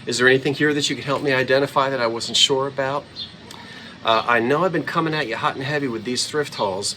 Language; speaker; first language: English; native; English